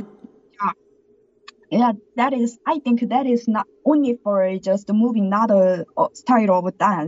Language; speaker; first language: English; non-native, learner; Korean